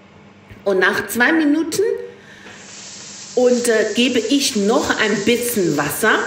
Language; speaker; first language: German; non-native, learner; Chinese